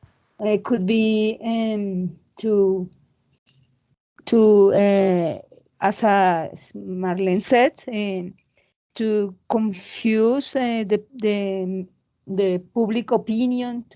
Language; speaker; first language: English; non-native, learner; Spanish